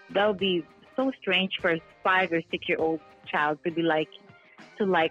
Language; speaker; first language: English; non-native, local second language; Filipino